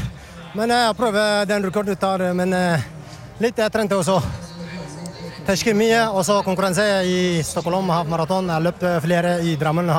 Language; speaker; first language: Norwegian; non-native, learner; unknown